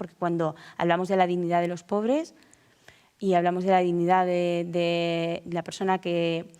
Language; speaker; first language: Spanish; native; Spanish